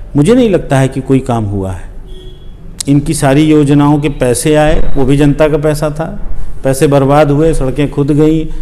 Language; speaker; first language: Hindi; native; Hindi